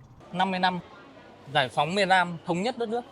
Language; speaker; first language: Vietnamese; native; Vietnamese